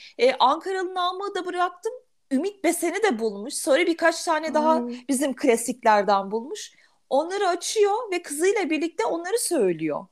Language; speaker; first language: Turkish; early bilingual, heritage; Turkish